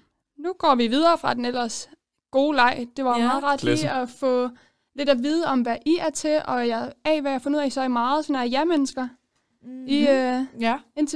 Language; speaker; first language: Danish; native; Danish